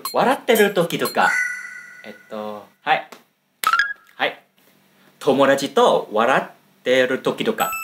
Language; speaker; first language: Japanese; non-native, learner; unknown